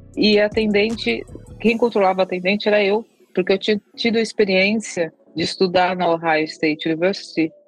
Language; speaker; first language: Portuguese; native; Portuguese